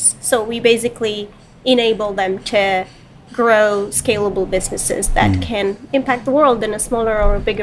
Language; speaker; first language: English; non-native, fluent; Romanian